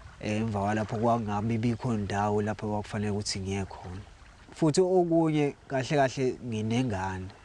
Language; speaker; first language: Zulu; native; Zulu